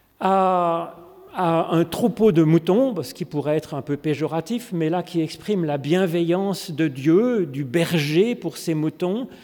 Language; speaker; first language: French; native; French